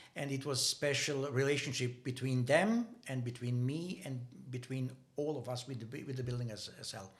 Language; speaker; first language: English; non-native, learner; Bosnian